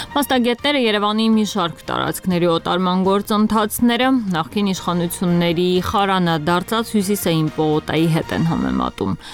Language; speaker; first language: Armenian; native; Armenian